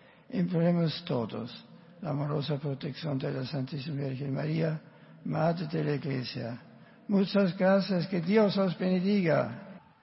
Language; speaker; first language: Spanish; non-native, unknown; German